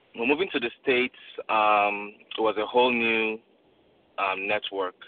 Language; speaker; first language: English; non-native, local second language; Yoruba